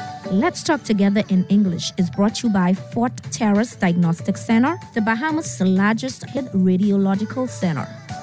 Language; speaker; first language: English; non-native, fluent; Haitian Creole